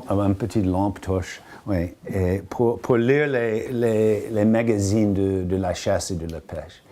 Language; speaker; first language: French; non-native, fluent; English